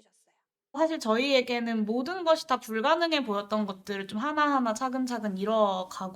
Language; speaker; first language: Korean; native; Korean